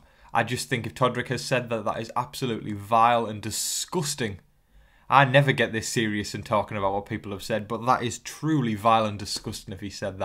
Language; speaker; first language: English; native; English